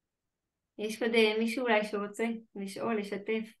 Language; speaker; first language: Hebrew; native; Hebrew